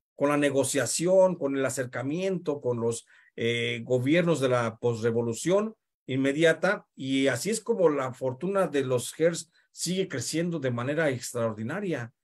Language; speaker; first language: Spanish; native; Spanish